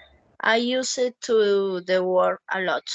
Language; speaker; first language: English; non-native, learner; Spanish